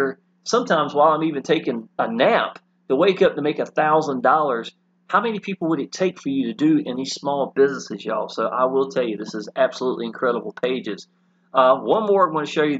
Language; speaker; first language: English; native; English